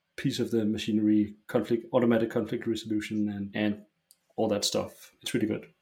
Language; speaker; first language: English; non-native, fluent; Danish